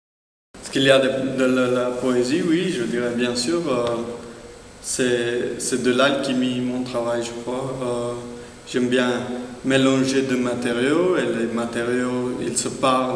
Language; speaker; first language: French; non-native, fluent; Spanish